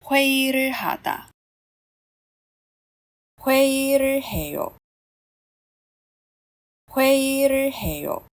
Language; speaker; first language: Korean; non-native, fluent; Chinese